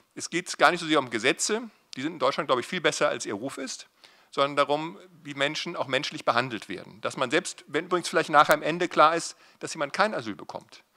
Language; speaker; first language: German; native; German